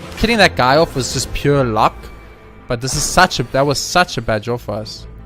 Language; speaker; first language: English; native; English